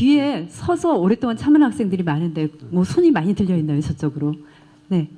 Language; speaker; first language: Korean; native; Korean